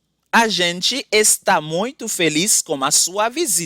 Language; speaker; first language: Portuguese; non-native, fluent; Haitian Creole